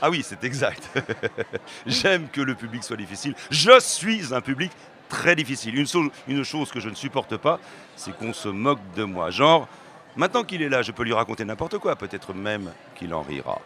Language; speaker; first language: French; native; French